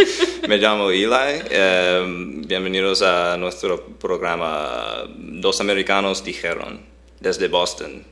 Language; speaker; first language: Spanish; non-native, fluent; English